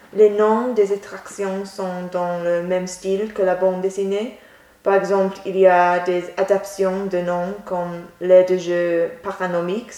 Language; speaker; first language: French; non-native, learner; English